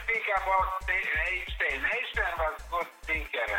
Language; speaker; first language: English; non-native, learner; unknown